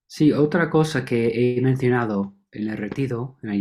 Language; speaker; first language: Spanish; non-native, fluent; English